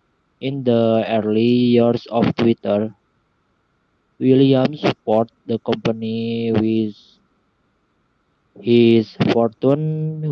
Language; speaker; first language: English; non-native, learner; Indonesian